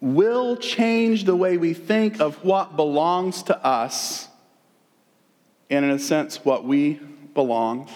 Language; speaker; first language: English; native; English